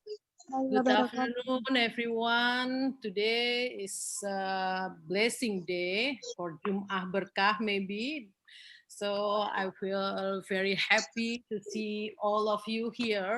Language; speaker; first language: English; non-native, learner; Indonesian